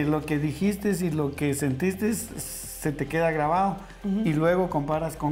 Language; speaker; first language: Spanish; native; Spanish